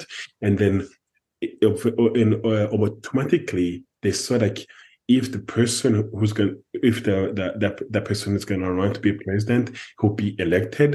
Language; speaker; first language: English; non-native, fluent; French